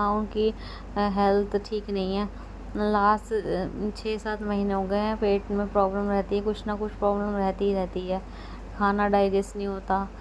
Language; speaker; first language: Hindi; native; Hindi